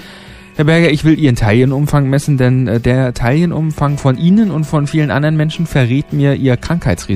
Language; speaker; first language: German; native; German